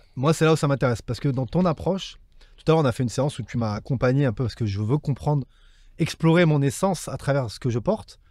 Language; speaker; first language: French; native; French